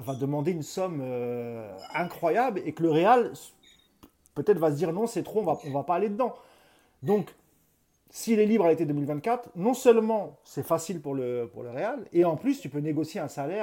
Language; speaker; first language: French; native; French